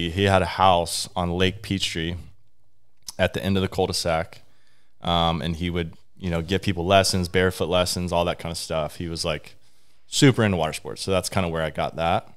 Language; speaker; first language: English; native; English